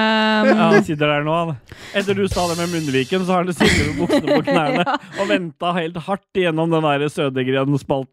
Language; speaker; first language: Norwegian; native; Norwegian